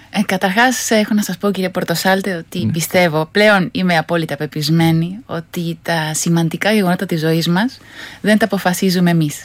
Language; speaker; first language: Greek; non-native, fluent; Spanish